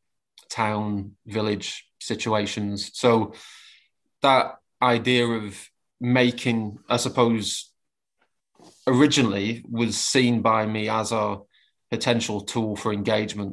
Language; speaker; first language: English; native; English